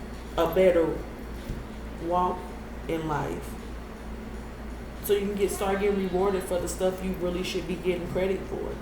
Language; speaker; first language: English; native; English